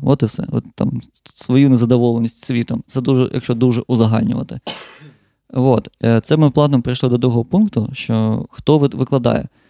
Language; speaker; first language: Ukrainian; non-native, local second language; Russian